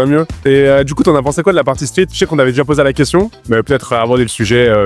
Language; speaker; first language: French; native; French